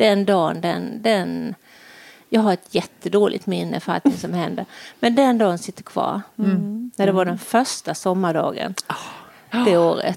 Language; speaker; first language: Swedish; native; Swedish